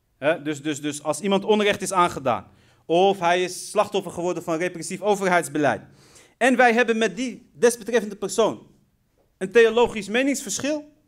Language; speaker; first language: Dutch; early bilingual, other home language; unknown